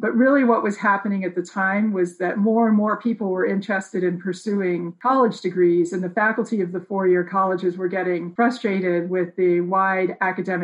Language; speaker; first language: English; native; English